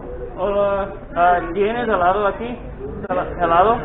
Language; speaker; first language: Spanish; non-native, learner; English